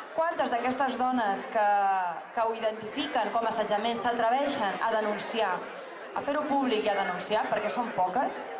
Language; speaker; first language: Catalan; native; Catalan